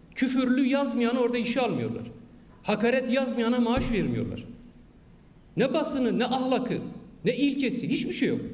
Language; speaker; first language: Turkish; non-native, local second language; Kurdish